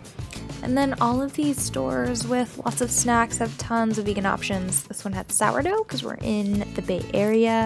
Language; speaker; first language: English; native; English